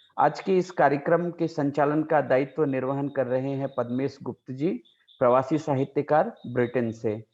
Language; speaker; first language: Hindi; native; Hindi